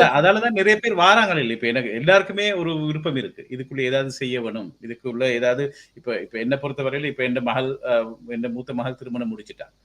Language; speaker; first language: Tamil; native; Tamil